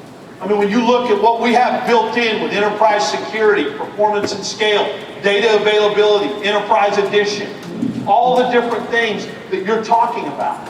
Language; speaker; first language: English; native; English